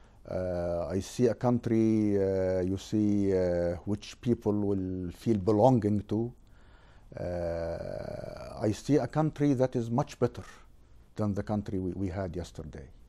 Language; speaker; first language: English; non-native, fluent; Arabic